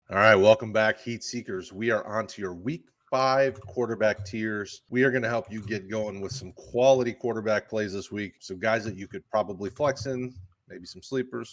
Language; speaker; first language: English; native; English